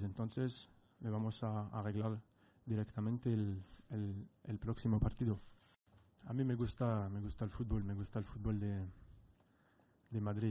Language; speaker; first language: Spanish; non-native, fluent; French